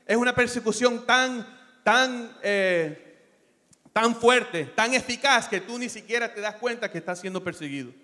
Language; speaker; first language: Spanish; early bilingual, other home language; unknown